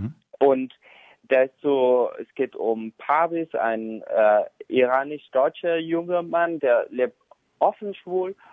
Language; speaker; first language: German; non-native, fluent; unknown